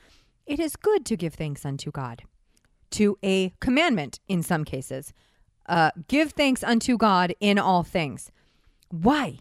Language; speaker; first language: English; native; English